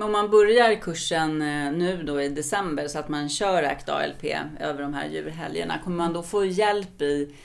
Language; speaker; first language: Swedish; native; Swedish